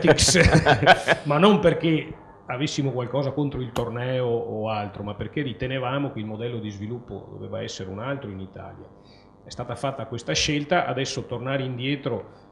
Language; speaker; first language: Italian; native; Italian